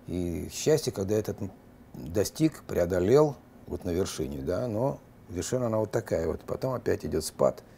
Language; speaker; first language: Russian; native; Russian